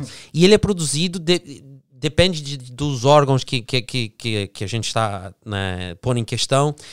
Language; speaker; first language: Portuguese; early bilingual, heritage; English